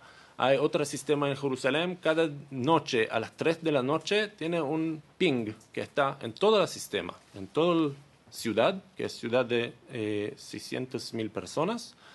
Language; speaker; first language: Spanish; non-native, learner; Hebrew